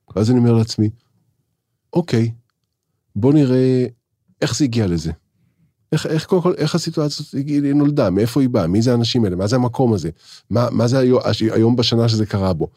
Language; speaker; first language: Hebrew; native; Hebrew